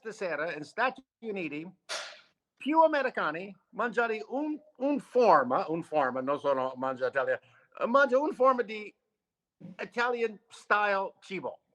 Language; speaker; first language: Italian; non-native, learner; English